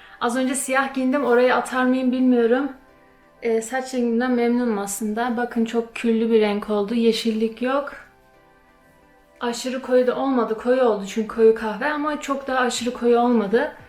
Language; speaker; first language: Turkish; early bilingual, other home language; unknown